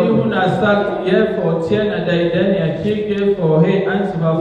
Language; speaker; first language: Danish; non-native, fluent; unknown